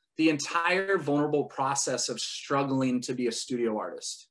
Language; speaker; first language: English; native; English